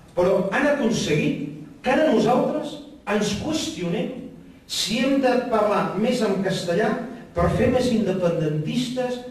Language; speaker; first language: Catalan; native; Catalan